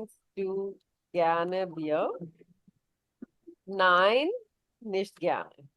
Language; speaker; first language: German; non-native, fluent; Urdu